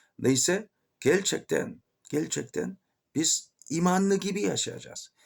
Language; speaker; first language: Turkish; non-native, fluent; Korean